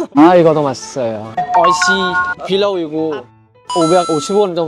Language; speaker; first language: Korean; non-native, learner; Vietnamese